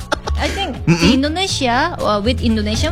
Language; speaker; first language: English; non-native, learner; Korean